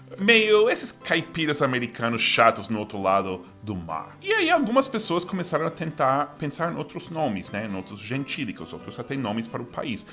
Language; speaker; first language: Portuguese; non-native, fluent; English